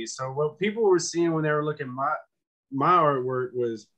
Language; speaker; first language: English; native; English